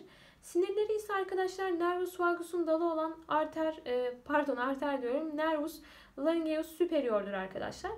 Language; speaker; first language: Turkish; native; Turkish